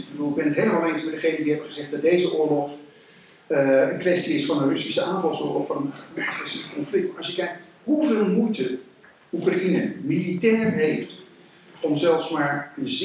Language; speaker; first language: Dutch; native; Dutch